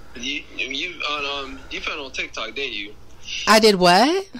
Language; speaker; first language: English; native; English